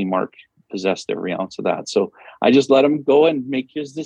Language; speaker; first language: English; native; English